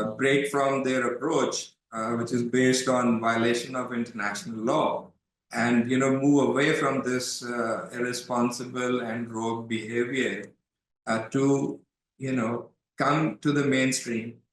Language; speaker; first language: English; non-native, local second language; Urdu